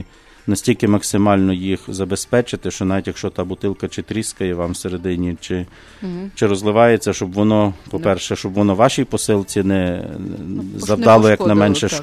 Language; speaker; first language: Ukrainian; native; Ukrainian